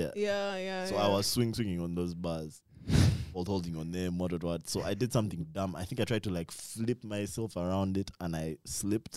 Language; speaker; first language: English; non-native, local second language; Ganda